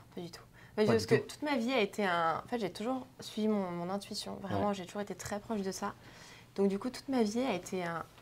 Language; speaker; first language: French; native; French